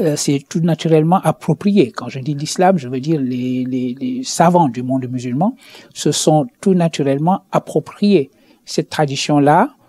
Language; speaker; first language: French; non-native, local second language; Wolof